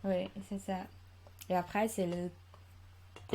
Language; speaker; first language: French; non-native, learner; Khmer